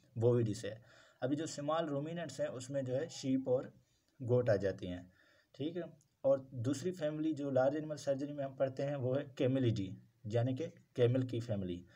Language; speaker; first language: Urdu; non-native, local second language; Sindhi